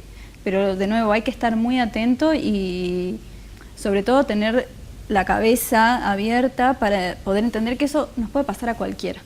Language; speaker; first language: Spanish; native; Spanish